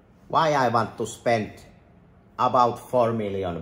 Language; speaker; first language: English; non-native, fluent; Finnish